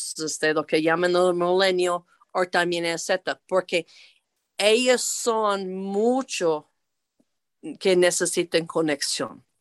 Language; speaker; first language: Spanish; non-native, fluent; English